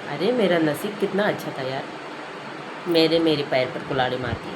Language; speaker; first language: Hindi; non-native, local second language; Konkani